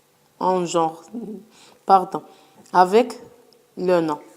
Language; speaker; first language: French; non-native, local second language; Arabic